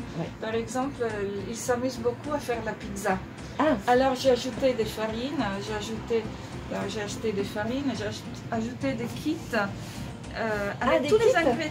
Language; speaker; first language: French; non-native, fluent; Italian